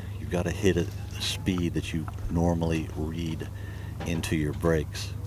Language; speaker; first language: English; native; English